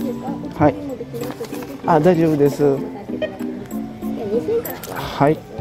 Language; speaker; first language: Japanese; native; Japanese